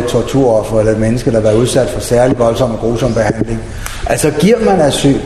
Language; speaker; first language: Danish; native; Danish